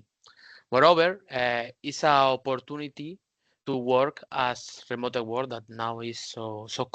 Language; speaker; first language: English; non-native, learner; Spanish